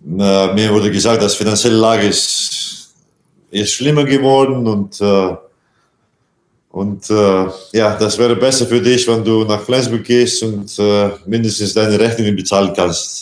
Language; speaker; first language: German; non-native, fluent; Latvian